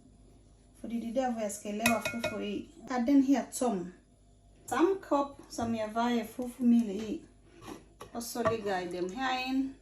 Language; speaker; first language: Danish; non-native, fluent; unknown